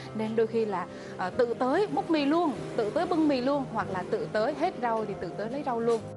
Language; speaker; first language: Vietnamese; native; Vietnamese